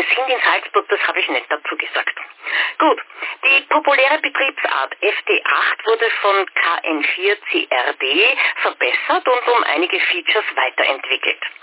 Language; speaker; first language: German; native; German